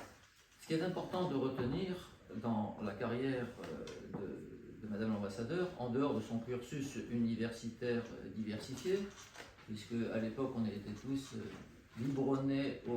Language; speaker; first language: French; native; French